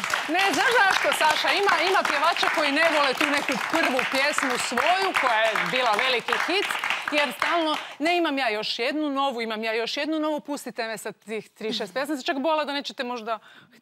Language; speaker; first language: Croatian; native; Croatian